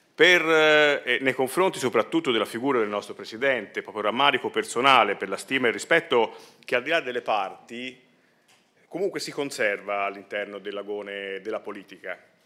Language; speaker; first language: Italian; native; Italian